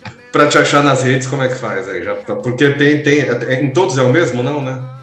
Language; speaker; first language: Portuguese; native; Portuguese